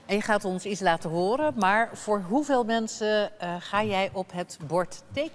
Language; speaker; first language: Dutch; native; Dutch